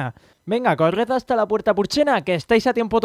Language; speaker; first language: Spanish; native; Spanish